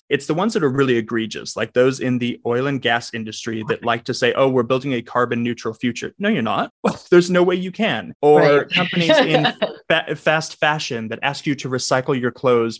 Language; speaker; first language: English; native; English